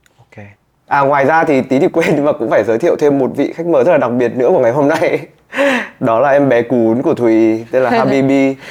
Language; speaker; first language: Vietnamese; native; Vietnamese